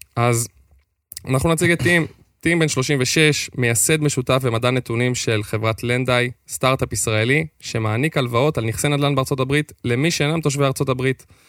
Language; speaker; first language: Hebrew; native; Hebrew